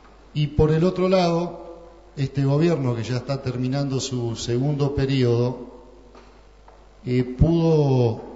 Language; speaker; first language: Spanish; native; Spanish